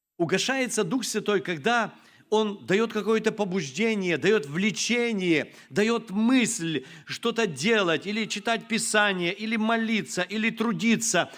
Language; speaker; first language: Russian; non-native, local second language; Ukrainian